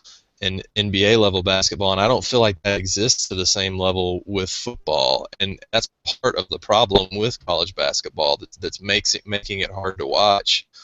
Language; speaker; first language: English; native; English